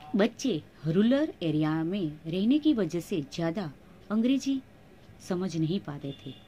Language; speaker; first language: Hindi; non-native, local second language; Gujarati